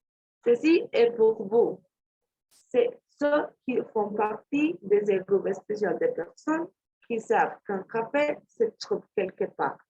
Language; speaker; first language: French; non-native, learner; Spanish